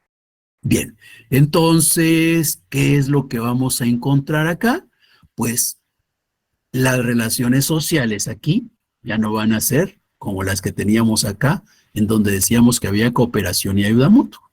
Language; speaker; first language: Spanish; native; Spanish